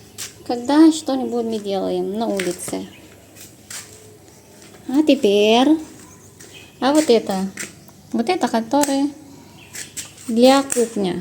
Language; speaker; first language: Russian; non-native, learner; Filipino